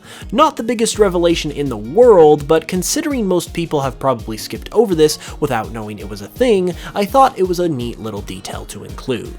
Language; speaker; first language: English; native; English